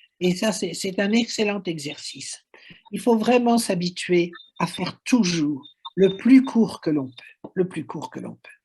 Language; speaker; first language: French; native; French